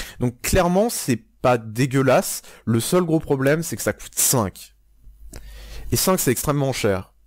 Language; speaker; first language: French; native; French